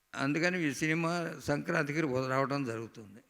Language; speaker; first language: Telugu; native; Telugu